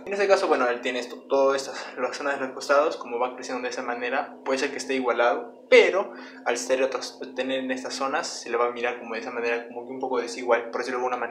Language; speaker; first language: Spanish; native; Spanish